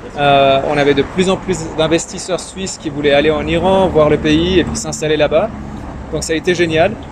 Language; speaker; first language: French; early bilingual, other home language; Persian